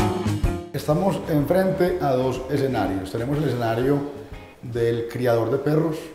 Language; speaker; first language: Spanish; native; Spanish